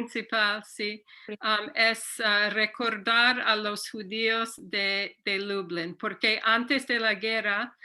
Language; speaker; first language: Spanish; non-native, fluent; English